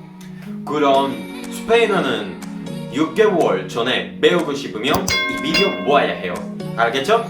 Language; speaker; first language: Korean; non-native, learner; Spanish